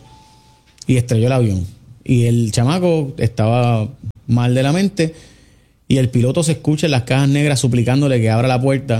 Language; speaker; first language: Spanish; native; Spanish